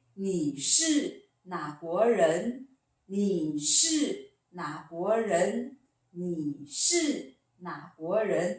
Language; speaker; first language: Chinese; non-native, fluent; Korean